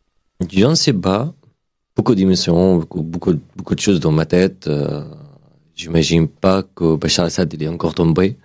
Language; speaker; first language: French; non-native, fluent; Arabic